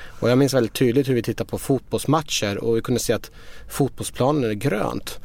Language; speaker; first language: Swedish; early bilingual, other home language; Persian